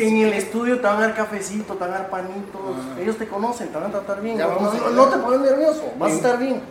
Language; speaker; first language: Spanish; native; Spanish